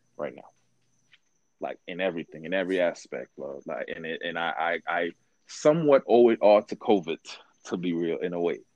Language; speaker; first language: English; early bilingual, other home language; Haitian Creole